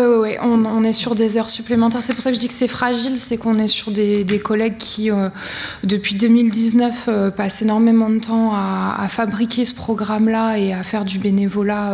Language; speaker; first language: French; native; French